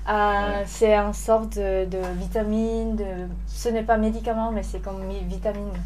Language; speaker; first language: French; non-native, learner; Lao